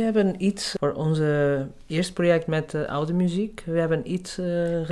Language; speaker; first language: Dutch; non-native, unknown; Portuguese